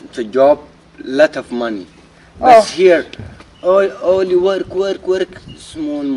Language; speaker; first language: English; non-native, learner; Arabic